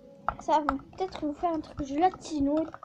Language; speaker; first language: French; native; French